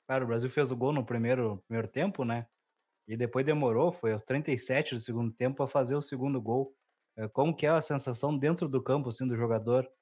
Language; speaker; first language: Portuguese; native; Portuguese